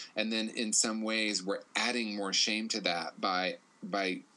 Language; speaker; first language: English; native; English